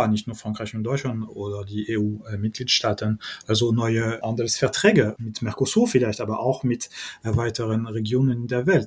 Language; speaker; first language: German; non-native, fluent; French